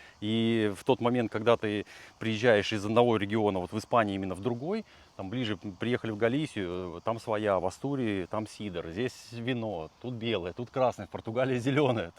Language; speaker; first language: Russian; native; Russian